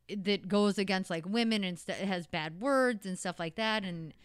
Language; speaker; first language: English; native; English